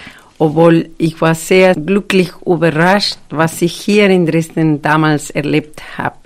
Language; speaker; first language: German; non-native, fluent; Spanish